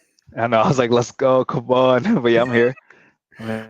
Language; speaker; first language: English; native; English